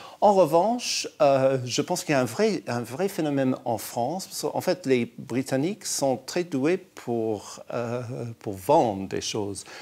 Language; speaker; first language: French; non-native, fluent; English